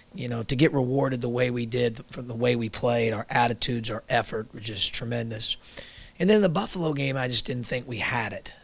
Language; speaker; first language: English; native; English